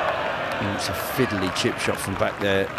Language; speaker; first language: English; native; English